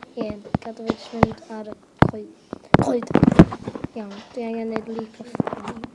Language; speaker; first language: Welsh; non-native, local second language; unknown